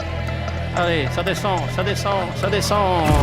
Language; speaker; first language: French; native; French